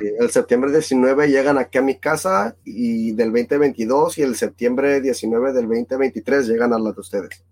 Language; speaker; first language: Spanish; early bilingual, heritage; Spanish